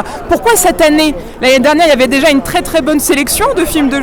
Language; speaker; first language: French; native; French